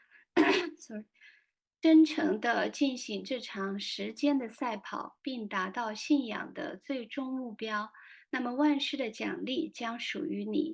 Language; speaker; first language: Chinese; native; Chinese